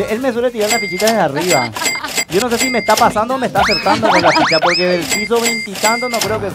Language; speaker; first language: Spanish; native; Spanish